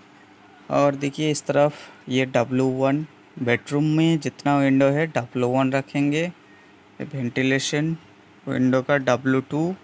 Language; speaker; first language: Hindi; non-native, local second language; Bangla